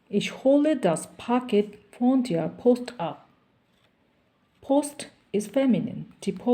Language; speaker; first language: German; non-native, fluent; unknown